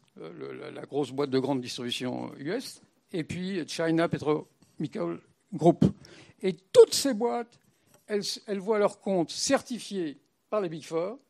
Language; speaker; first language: French; native; French